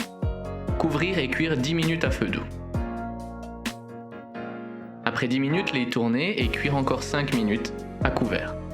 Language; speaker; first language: French; native; French